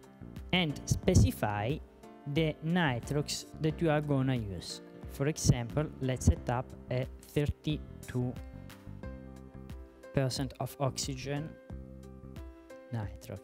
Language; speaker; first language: English; non-native, fluent; Italian